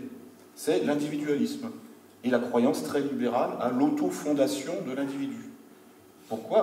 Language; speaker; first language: French; native; French